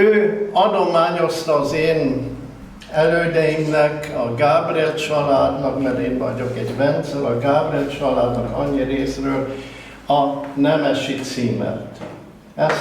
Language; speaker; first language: Hungarian; early bilingual, heritage; German